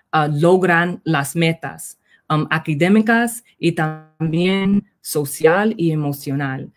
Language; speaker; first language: Spanish; early bilingual, heritage; Spanish